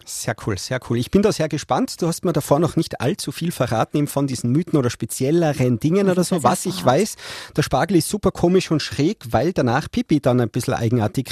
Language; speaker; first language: German; native; German